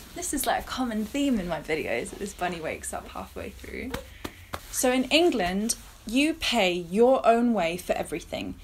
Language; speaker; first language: English; native; English